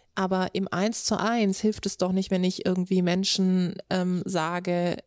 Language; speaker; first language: German; native; German